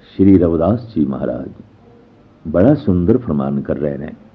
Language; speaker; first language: Hindi; non-native, local second language; Punjabi